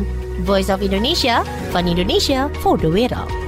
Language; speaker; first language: Dutch; non-native, fluent; Indonesian